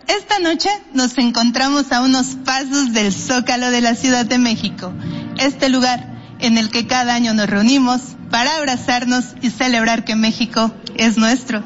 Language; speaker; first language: Spanish; native; Spanish